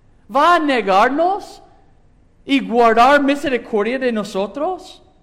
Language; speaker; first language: Spanish; non-native, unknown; English